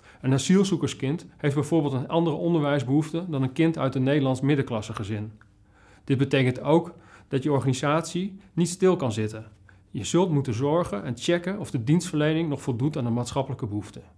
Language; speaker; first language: Dutch; native; Dutch